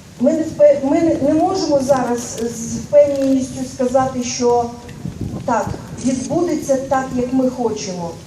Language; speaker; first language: Ukrainian; native; Ukrainian